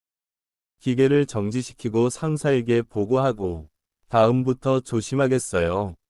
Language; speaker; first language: Korean; non-native, learner; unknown